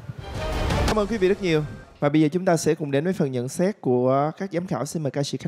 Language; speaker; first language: Vietnamese; native; Vietnamese